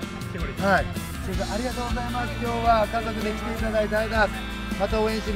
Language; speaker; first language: Japanese; native; Japanese